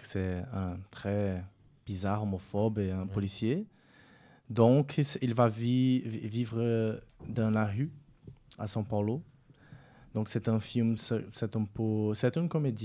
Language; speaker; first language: French; non-native, fluent; Portuguese